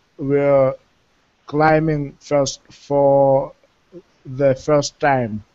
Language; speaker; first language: English; non-native, fluent; Russian